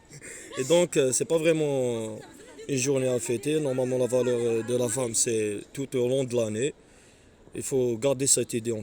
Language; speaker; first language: French; non-native, local second language; Arabic